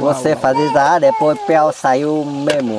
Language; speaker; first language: Portuguese; non-native, learner; Vietnamese